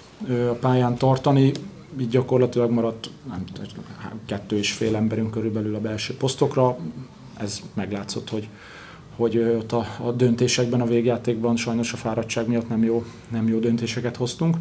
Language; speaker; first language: Hungarian; native; Hungarian